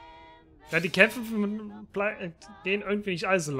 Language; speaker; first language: German; native; German